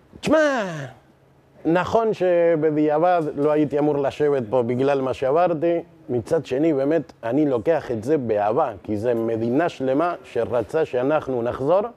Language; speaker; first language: Hebrew; non-native, fluent; Spanish